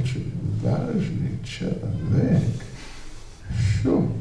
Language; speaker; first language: Russian; non-native, learner; English